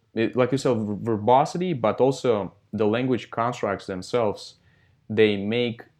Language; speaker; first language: English; non-native, fluent; Russian